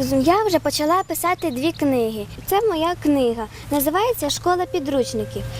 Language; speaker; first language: Ukrainian; non-native, local second language; Russian